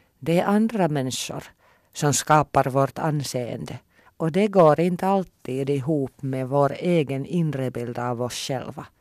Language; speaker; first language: Swedish; non-native, local second language; Finnish